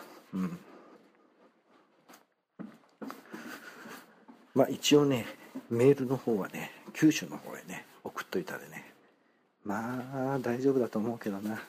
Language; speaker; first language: Japanese; native; Japanese